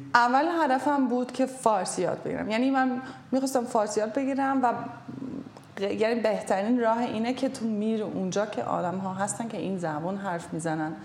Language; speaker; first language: Persian; non-native, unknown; German